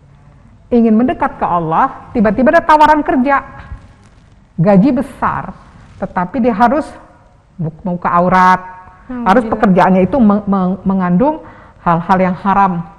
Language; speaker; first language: Indonesian; native; Indonesian